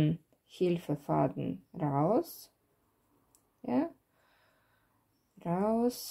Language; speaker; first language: German; non-native, fluent; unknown